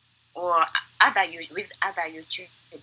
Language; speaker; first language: English; non-native, learner; Japanese